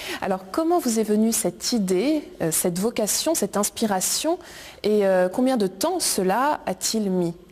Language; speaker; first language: French; native; French